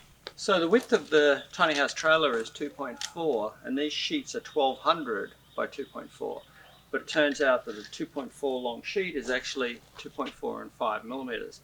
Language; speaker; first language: English; native; English